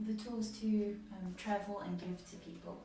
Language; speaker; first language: English; native; English